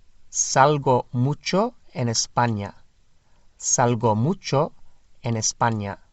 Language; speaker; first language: Spanish; non-native, fluent; English